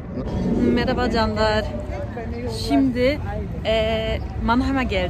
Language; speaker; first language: Turkish; non-native, learner; German